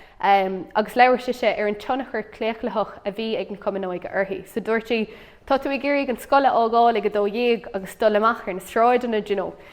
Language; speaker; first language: Irish; non-native, local second language; English